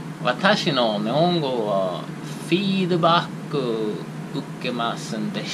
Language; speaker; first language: Japanese; non-native, learner; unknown